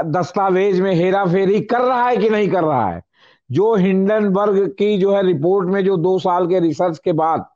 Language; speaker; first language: Hindi; native; Hindi